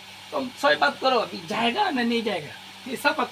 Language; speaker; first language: Hindi; non-native, learner; Bangla